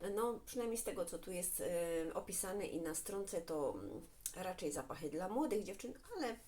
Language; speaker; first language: Polish; native; Polish